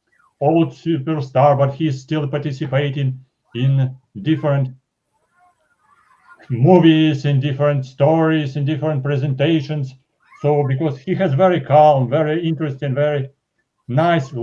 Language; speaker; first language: English; non-native, fluent; Ukrainian